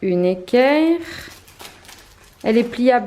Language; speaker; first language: French; native; French